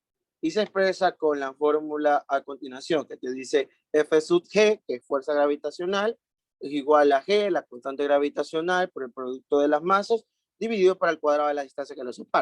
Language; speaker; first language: Spanish; native; Spanish